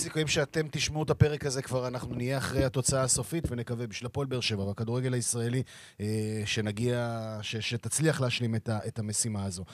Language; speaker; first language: Hebrew; native; Hebrew